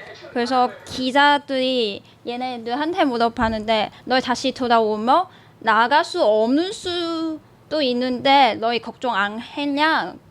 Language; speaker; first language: Korean; non-native, learner; Cantonese